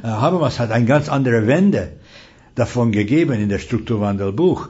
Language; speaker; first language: German; non-native, fluent; Hungarian